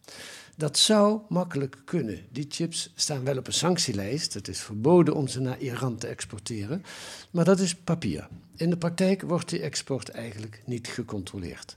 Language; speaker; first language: Dutch; native; Dutch